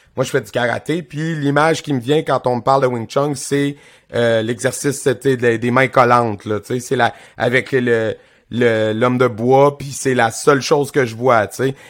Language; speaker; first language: French; native; French